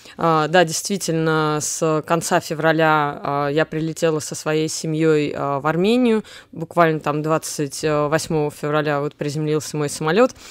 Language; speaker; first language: Russian; native; Russian